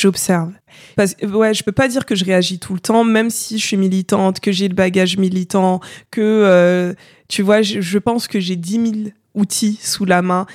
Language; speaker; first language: French; native; French